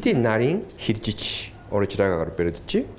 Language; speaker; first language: Mongolian; non-native, fluent; Japanese